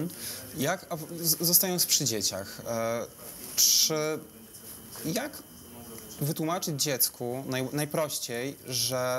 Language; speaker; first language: Polish; native; Polish